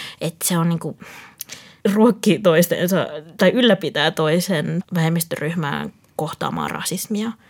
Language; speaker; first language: Finnish; early bilingual, other home language; Vietnamese